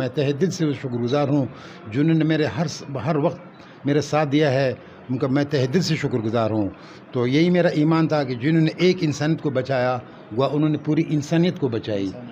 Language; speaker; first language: Urdu; non-native, local second language; Pashto